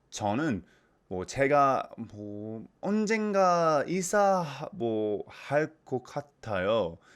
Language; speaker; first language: Korean; non-native, learner; English